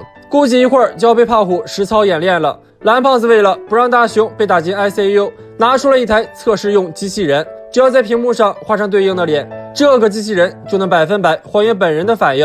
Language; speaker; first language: Chinese; native; Chinese